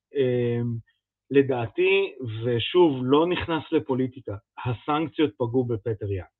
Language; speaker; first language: Hebrew; early bilingual, other home language; Russian